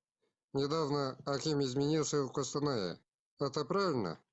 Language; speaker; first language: Russian; non-native, local second language; Kazakh